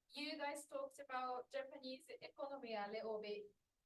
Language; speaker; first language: English; non-native, fluent; Japanese